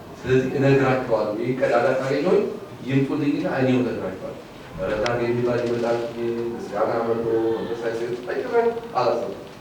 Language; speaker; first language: Amharic; native; Amharic